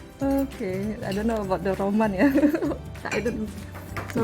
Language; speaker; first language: English; non-native, learner; Indonesian